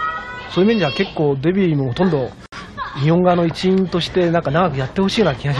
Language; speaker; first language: Japanese; native; Japanese